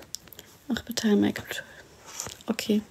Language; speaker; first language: German; early bilingual, other home language; Arabic